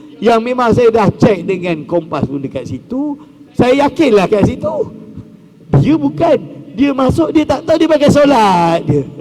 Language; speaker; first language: Malay; native; Malay